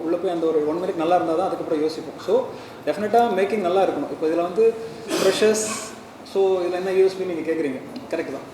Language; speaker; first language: Tamil; native; Tamil